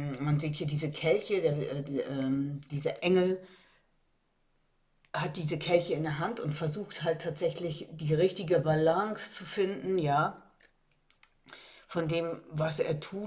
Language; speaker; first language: German; native; German